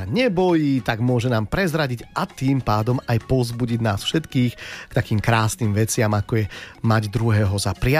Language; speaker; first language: Slovak; native; Slovak